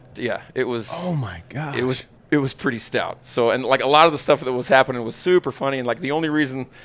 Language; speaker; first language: English; native; English